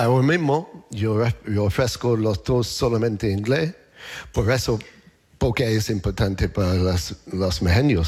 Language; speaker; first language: Spanish; non-native, learner; English